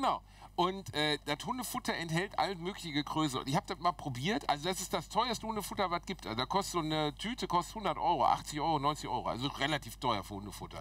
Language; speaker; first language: German; native; German